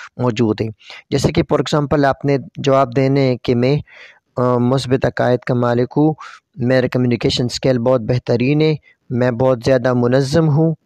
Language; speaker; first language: Urdu; non-native, local second language; Pashto